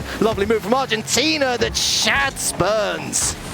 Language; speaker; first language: English; native; English